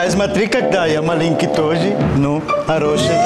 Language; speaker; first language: Russian; non-native, learner; Spanish